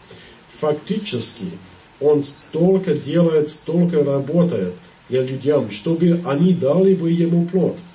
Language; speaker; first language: Russian; non-native, fluent; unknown